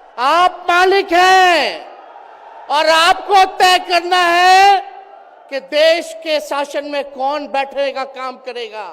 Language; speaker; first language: Hindi; native; Hindi